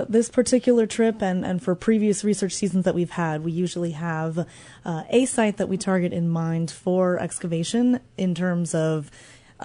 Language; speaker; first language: English; native; English